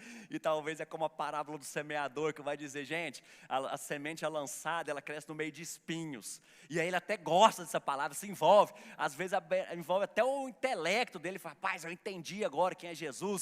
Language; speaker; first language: Portuguese; native; Portuguese